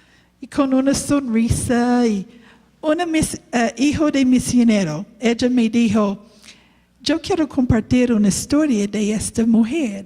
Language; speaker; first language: Spanish; non-native, learner; English